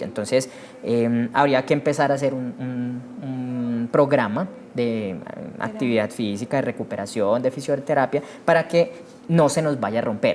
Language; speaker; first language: Spanish; native; Spanish